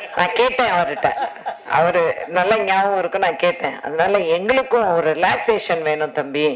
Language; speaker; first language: Tamil; native; Tamil